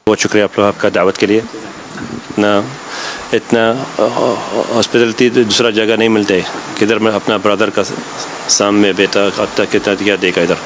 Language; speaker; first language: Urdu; non-native, learner; Arabic